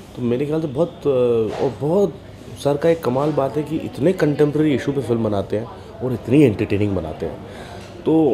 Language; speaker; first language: Hindi; native; Hindi